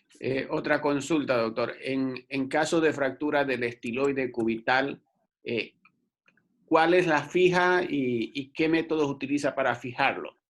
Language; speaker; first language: Spanish; native; Spanish